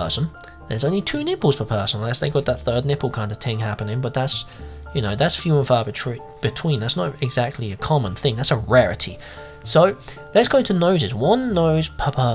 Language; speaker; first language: English; native; English